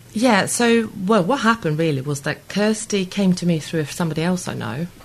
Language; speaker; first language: English; non-native, fluent; Swedish